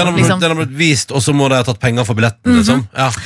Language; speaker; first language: Norwegian; native; Norwegian